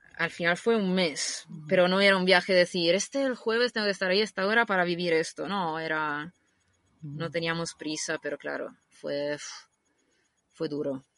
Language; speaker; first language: Spanish; non-native, fluent; Italian